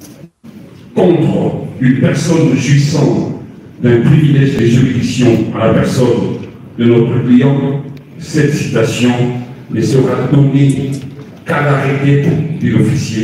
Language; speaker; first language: French; non-native, local second language; Lingala